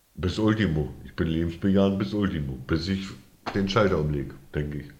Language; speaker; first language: German; native; German